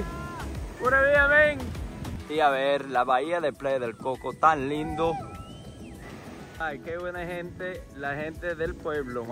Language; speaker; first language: Spanish; non-native, fluent; English